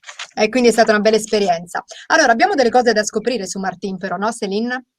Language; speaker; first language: Italian; native; Italian